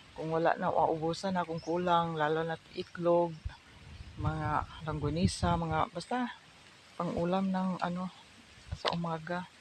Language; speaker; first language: Filipino; non-native, local second language; Cebuano